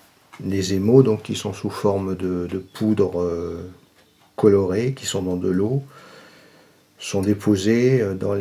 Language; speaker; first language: French; native; French